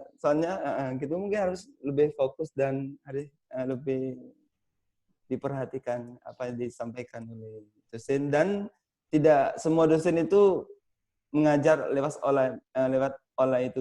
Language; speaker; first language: Indonesian; non-native, fluent; Thai